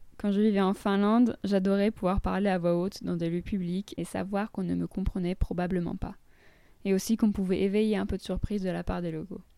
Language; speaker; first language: French; native; French